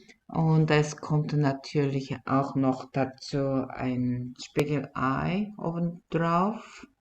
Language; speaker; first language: German; non-native, fluent; Korean